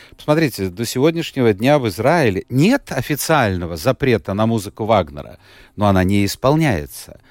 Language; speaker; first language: Russian; native; Russian